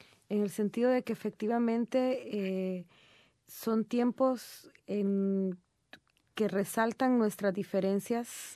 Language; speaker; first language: Spanish; native; Spanish